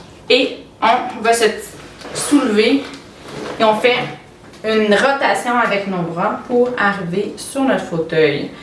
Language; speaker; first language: French; native; French